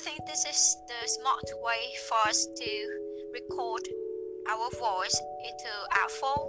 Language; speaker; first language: English; non-native, learner; Vietnamese